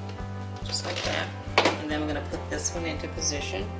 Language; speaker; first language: English; native; English